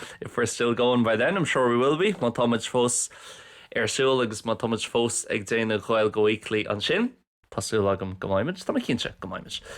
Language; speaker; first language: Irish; non-native, local second language; English